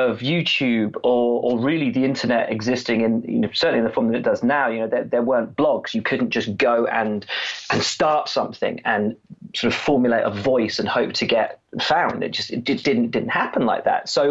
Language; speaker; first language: English; native; English